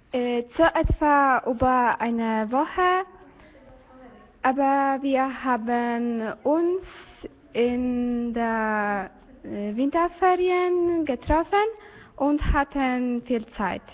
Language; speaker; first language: German; non-native, learner; Polish